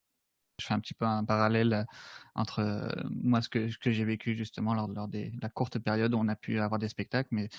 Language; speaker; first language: French; native; French